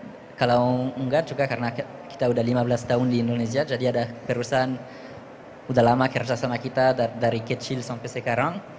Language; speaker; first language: Indonesian; non-native, fluent; French